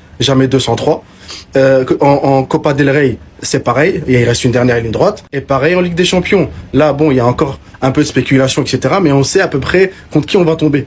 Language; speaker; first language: French; native; French